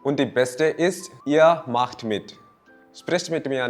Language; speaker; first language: German; non-native, fluent; Malayalam